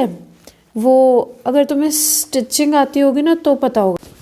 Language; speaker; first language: Hindi; native; Hindi